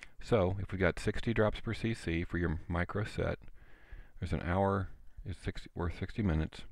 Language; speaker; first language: English; native; English